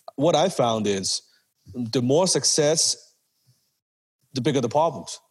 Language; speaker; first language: English; native; English